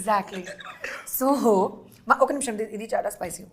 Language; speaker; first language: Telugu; non-native, local second language; Hindi